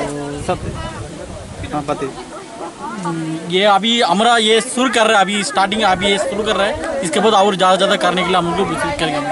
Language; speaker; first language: Hindi; non-native, local second language; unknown